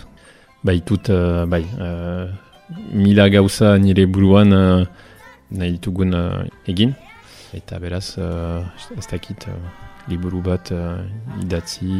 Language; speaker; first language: Basque; non-native, fluent; Italian